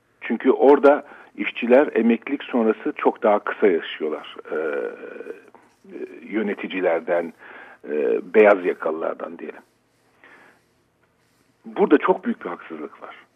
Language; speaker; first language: Turkish; native; Turkish